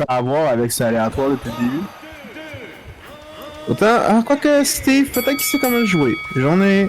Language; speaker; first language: French; native; French